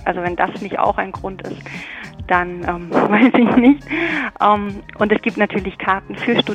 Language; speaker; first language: German; native; German